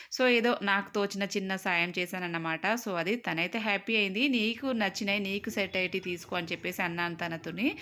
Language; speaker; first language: Telugu; native; Telugu